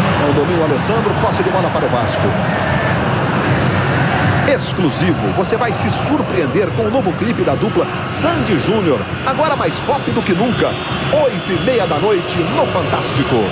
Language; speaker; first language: Portuguese; native; Portuguese